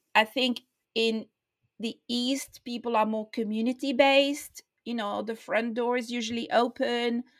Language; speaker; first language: English; non-native, fluent; French